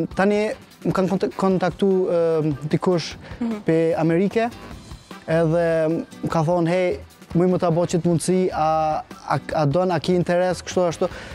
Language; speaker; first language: Albanian; early bilingual, heritage; Albanian